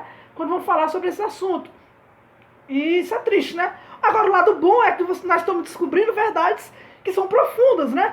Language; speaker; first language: Portuguese; native; Portuguese